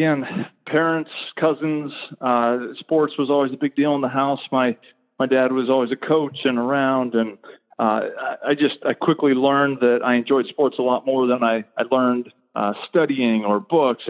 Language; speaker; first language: English; native; English